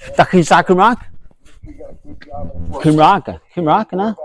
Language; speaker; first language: Welsh; non-native, learner; Cantonese